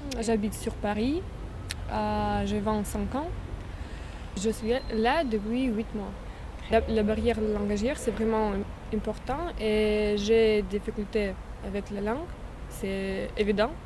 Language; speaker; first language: French; non-native, learner; Russian